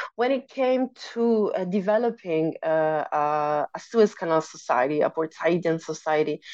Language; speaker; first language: English; non-native, fluent; Italian